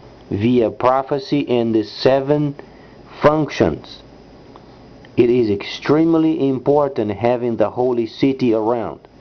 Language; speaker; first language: English; non-native, fluent; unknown